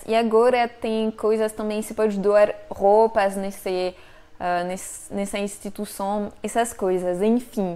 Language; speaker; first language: Portuguese; non-native, fluent; French